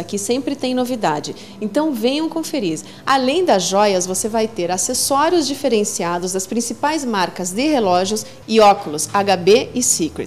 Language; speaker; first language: Portuguese; native; Portuguese